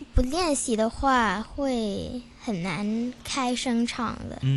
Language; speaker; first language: Chinese; non-native, local second language; Cantonese